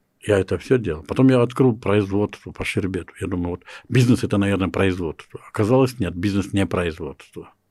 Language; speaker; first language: Russian; non-native, local second language; Kyrgyz